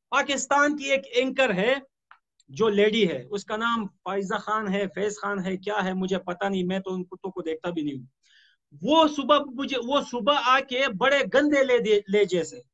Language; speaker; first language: Urdu; non-native, fluent; Pashto